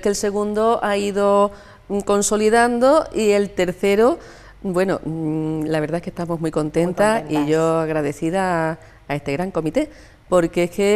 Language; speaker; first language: Spanish; native; Spanish